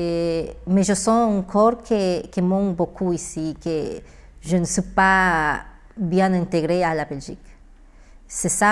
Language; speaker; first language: French; non-native, learner; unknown